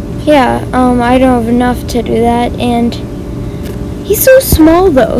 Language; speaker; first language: English; native; English